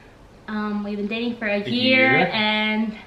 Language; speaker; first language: English; native; English